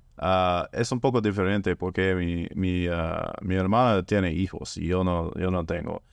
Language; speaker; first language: Spanish; non-native, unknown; French